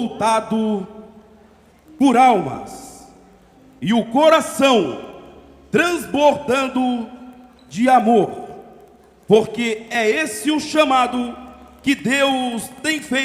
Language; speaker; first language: Portuguese; native; Portuguese